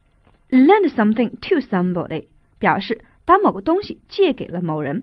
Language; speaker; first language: Chinese; native; Chinese